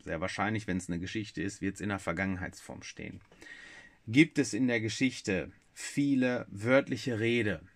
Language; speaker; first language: German; native; German